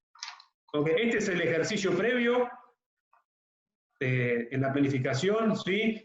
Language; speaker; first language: Spanish; native; Spanish